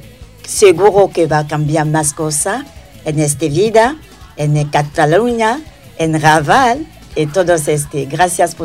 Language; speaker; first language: Spanish; non-native, learner; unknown